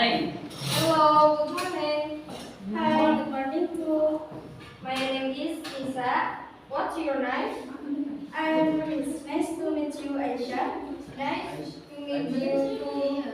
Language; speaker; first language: English; non-native, learner; Indonesian